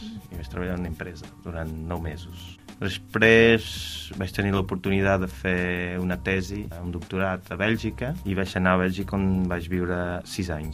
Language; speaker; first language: Catalan; non-native, fluent; Portuguese